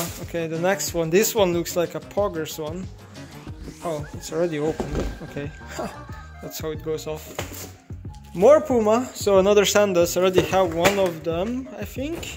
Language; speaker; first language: English; non-native, fluent; Slovenian